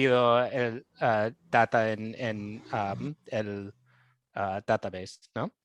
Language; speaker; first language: Spanish; non-native, fluent; English